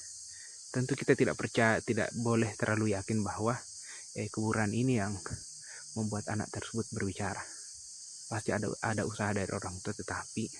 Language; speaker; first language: Indonesian; native; Indonesian